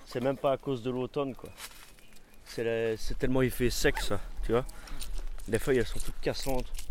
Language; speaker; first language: French; native; French